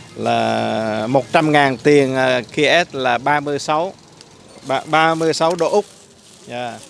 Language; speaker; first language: Vietnamese; native; Vietnamese